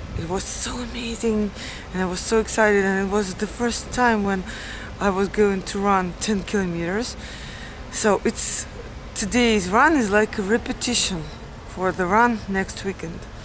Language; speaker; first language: English; non-native, fluent; Russian